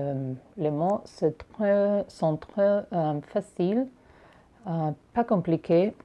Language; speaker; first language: French; non-native, learner; English